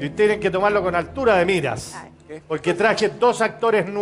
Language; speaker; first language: Spanish; native; Spanish